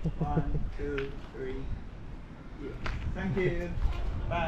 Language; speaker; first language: English; non-native, learner; Chinese